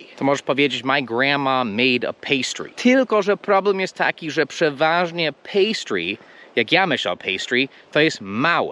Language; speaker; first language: Polish; non-native, fluent; English